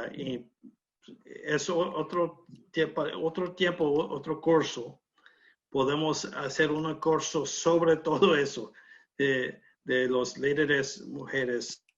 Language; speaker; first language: Spanish; non-native, learner; English